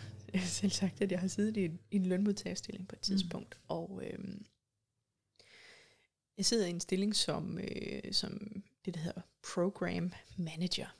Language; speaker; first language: Danish; native; Danish